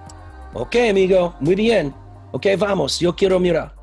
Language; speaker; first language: Spanish; non-native, learner; English